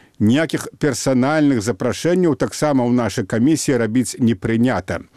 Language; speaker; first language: Belarusian; native; Belarusian